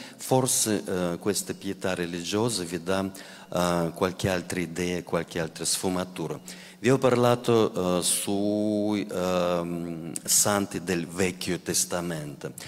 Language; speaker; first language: Italian; non-native, fluent; Russian